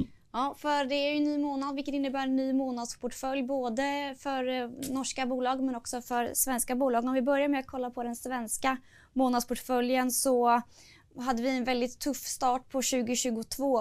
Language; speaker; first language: Swedish; native; Swedish